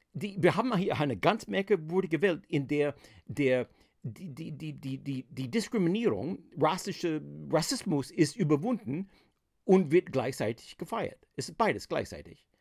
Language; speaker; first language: German; non-native, fluent; English